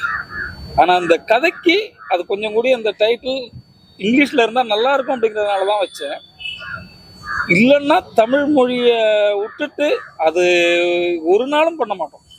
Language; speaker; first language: Tamil; native; Tamil